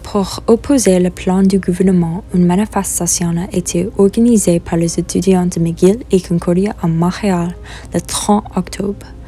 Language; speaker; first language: French; non-native, local second language; English